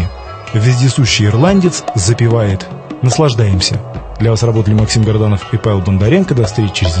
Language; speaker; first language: Russian; native; Russian